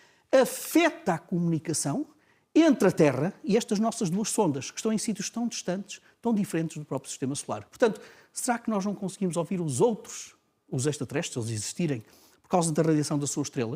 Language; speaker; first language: Portuguese; native; Portuguese